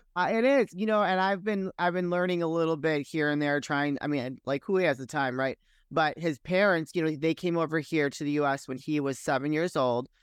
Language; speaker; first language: English; native; English